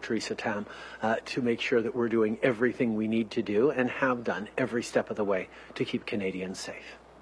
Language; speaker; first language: English; native; English